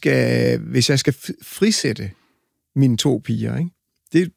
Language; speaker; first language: Danish; native; Danish